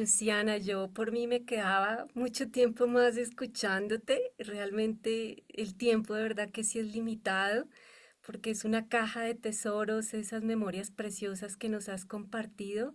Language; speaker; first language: Spanish; native; Spanish